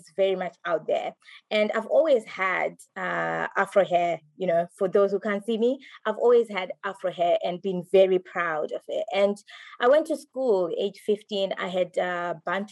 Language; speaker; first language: English; non-native, local second language; Shona